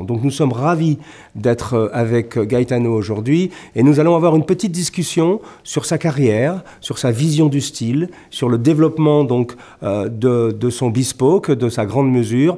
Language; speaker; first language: French; native; French